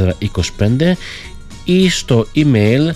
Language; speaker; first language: Greek; native; Greek